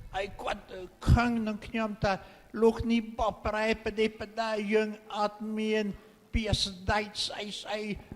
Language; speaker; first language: Khmer; non-native, fluent; French